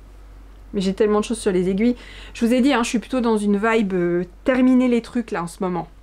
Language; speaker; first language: French; native; French